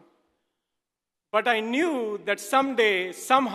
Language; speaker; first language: English; non-native, local second language; Hindi